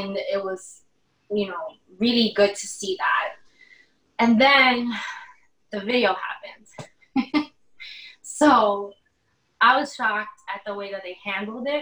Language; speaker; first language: English; native; English